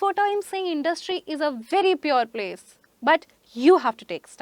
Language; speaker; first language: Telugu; non-native, learner; Hindi